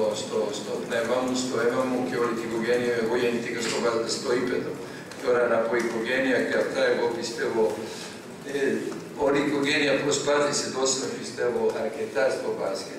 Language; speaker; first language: Greek; non-native, fluent; Serbian